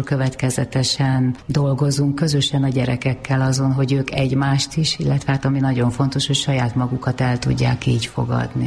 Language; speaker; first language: Hungarian; native; Hungarian